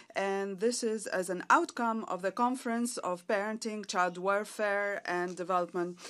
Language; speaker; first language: English; non-native, fluent; Arabic